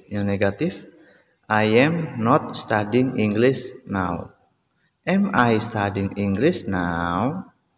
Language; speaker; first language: English; non-native, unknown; Indonesian